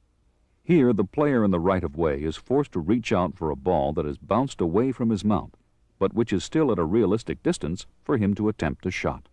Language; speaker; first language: English; native; English